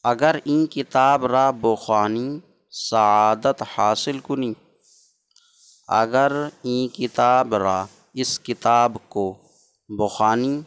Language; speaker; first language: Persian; non-native, fluent; Urdu